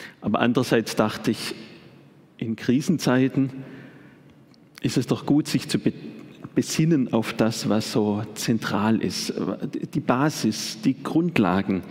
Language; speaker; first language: German; native; German